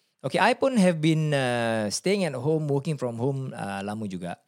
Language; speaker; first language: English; non-native, local second language; Malay